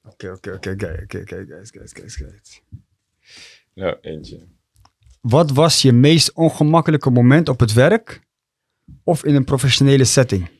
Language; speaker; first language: Dutch; early bilingual, other home language; Tigrinya